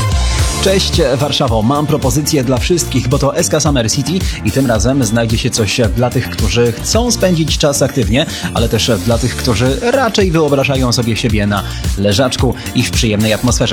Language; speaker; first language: Polish; native; Polish